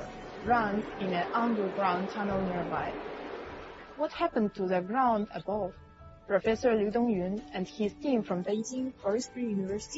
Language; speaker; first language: English; non-native, fluent; Russian